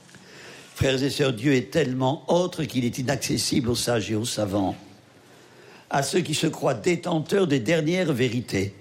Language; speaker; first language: French; native; French